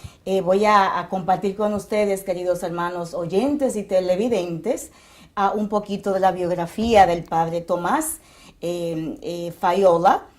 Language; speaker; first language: Spanish; native; Spanish